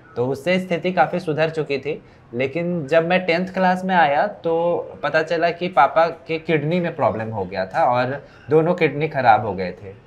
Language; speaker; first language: Hindi; native; Hindi